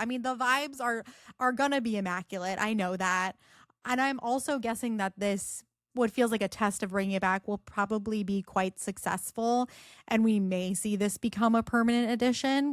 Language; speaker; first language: English; native; English